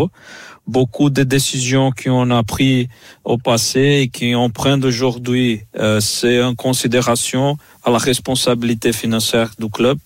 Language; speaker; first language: French; non-native, fluent; Portuguese